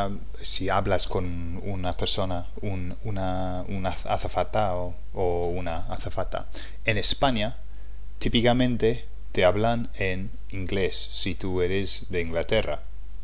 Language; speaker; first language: Spanish; non-native, fluent; English